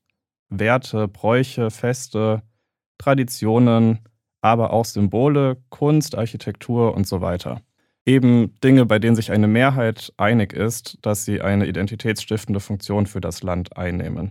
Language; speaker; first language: German; native; German